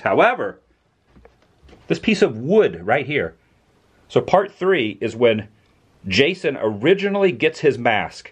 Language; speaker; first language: English; native; English